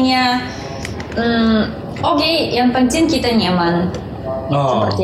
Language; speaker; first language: Indonesian; non-native, learner; Russian